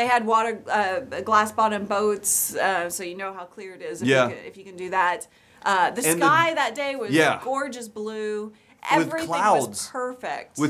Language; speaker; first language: English; native; English